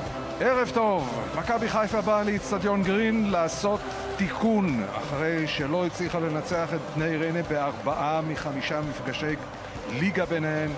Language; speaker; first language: Hebrew; native; Hebrew